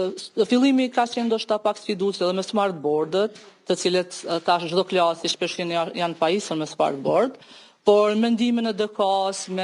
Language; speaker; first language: Albanian; native; Albanian